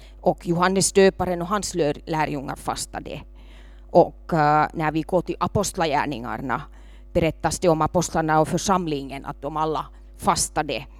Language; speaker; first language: Swedish; non-native, local second language; Finnish